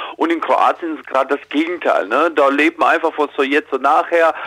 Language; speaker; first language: German; early bilingual, heritage; Croatian